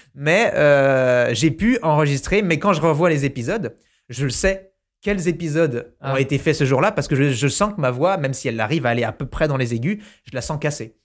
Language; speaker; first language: French; native; French